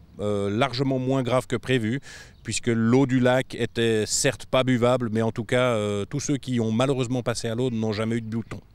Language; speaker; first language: French; native; French